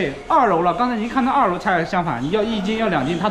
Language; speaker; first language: Chinese; native; Chinese